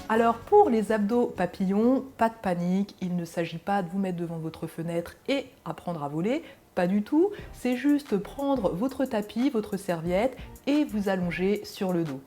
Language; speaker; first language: French; native; French